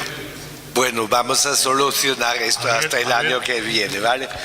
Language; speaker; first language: Spanish; non-native, fluent; German